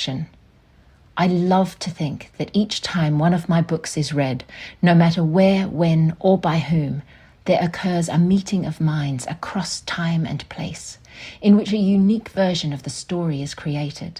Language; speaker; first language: English; native; English